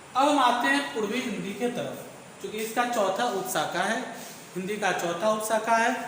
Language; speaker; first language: Hindi; native; Hindi